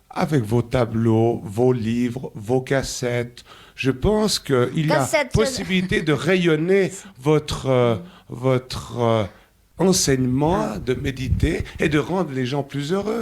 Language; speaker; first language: French; native; French